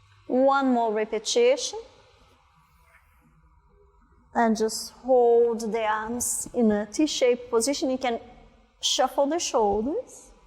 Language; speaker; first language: English; non-native, fluent; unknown